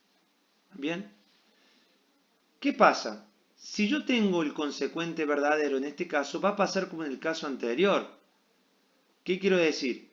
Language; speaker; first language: Spanish; native; Spanish